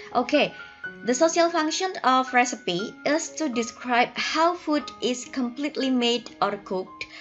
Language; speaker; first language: English; non-native, fluent; Indonesian